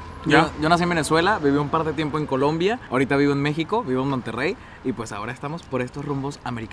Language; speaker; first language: Spanish; native; Spanish